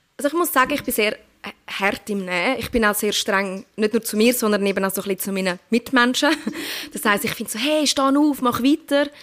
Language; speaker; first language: German; early bilingual, other home language; Turkish